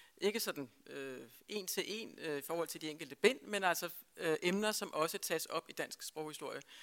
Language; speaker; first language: Danish; native; Danish